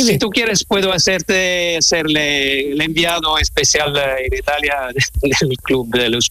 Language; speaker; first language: Spanish; non-native, learner; Italian